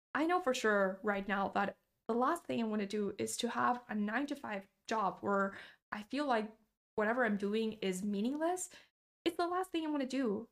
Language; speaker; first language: English; non-native, fluent; Portuguese